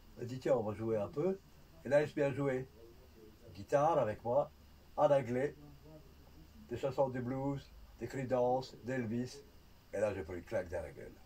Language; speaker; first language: French; non-native, fluent; Italian